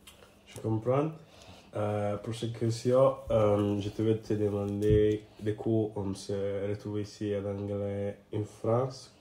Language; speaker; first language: French; non-native, learner; English